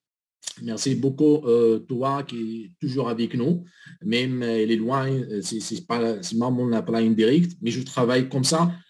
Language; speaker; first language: French; non-native, learner; Arabic